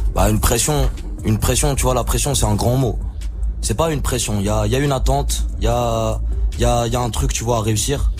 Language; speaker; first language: French; non-native, local second language; Arabic